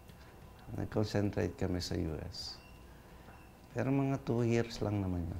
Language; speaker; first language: Filipino; native; Filipino